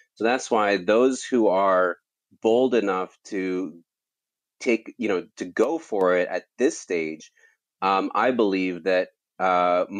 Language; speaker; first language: English; native; English